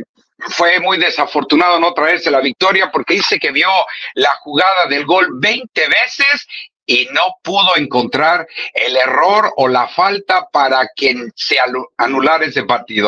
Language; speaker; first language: Spanish; native; Spanish